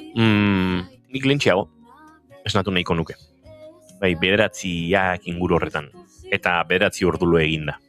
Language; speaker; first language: Basque; native; Basque